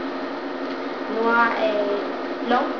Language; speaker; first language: French; non-native, learner; English